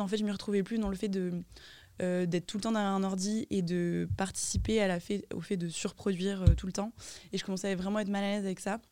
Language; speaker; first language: French; native; French